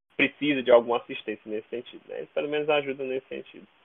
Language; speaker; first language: Portuguese; native; Portuguese